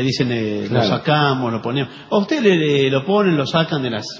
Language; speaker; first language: Spanish; native; Spanish